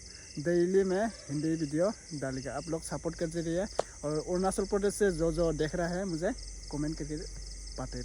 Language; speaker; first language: Hindi; non-native, local second language; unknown